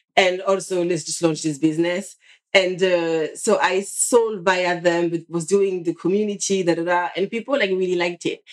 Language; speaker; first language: English; non-native, fluent; French